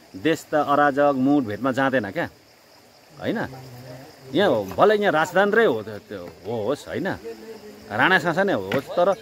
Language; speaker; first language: Nepali; native; Nepali